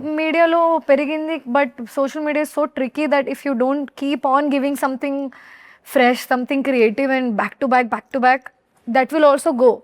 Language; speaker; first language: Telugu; non-native, learner; Hindi